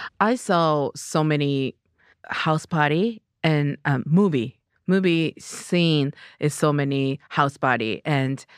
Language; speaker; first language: English; non-native, learner; Japanese